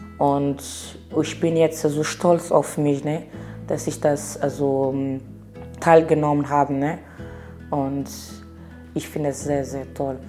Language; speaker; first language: German; non-native, learner; Portuguese